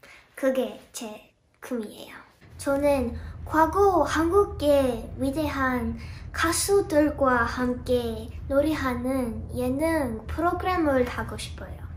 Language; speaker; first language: Korean; non-native, learner; English